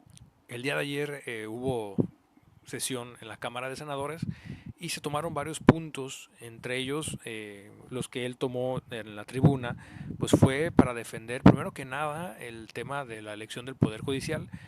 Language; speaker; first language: Spanish; native; Spanish